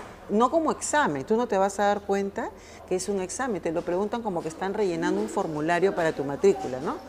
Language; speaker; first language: Spanish; native; Spanish